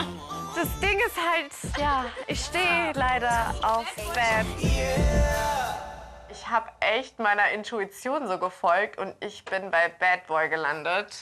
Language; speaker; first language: German; native; German